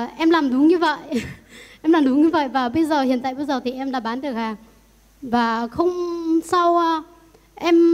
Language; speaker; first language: Vietnamese; non-native, local second language; Iu Mien